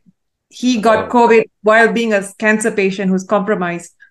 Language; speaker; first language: English; non-native, local second language; Tamil